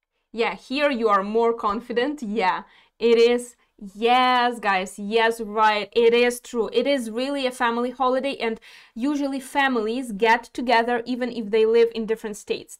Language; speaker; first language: English; non-native, fluent; Ukrainian